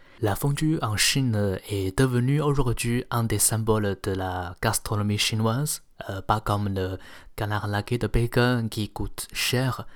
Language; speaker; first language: French; non-native, fluent; Chinese